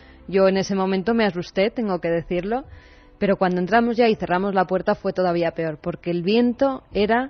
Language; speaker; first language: Spanish; native; Spanish